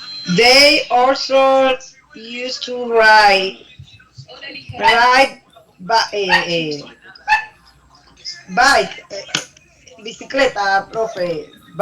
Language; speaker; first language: English; non-native, learner; Spanish